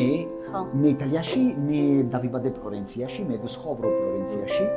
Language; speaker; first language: Georgian; non-native, learner; Italian